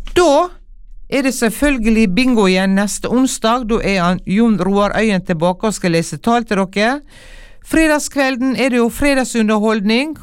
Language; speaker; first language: Norwegian; native; Norwegian